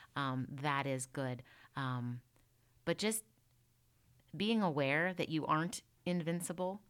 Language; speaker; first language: English; native; English